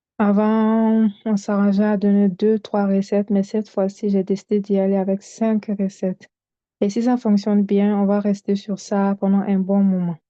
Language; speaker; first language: French; non-native, local second language; Bambara